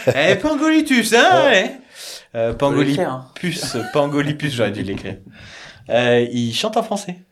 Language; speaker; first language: French; native; French